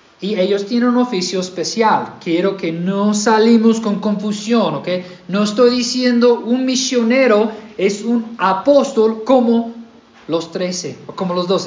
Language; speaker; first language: Spanish; non-native, fluent; English